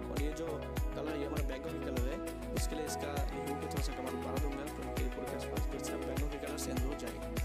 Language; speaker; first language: Hindi; non-native, local second language; Bangla